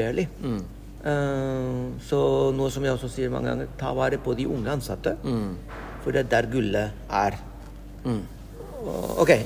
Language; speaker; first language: Norwegian; non-native, fluent; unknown